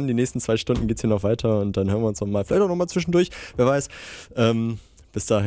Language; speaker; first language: German; native; German